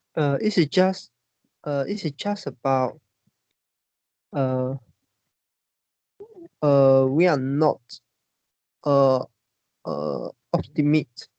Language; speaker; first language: English; non-native, fluent; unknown